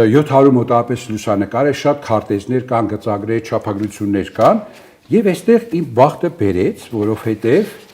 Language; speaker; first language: Armenian; early bilingual, other home language; Italian